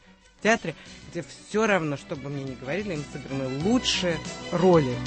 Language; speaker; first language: Russian; native; Russian